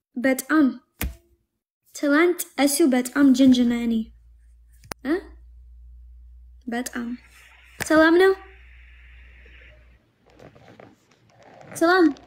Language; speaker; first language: Amharic; non-native, learner; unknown